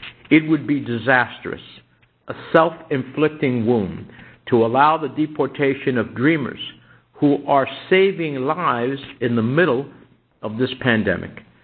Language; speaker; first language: English; early bilingual, other home language; Spanish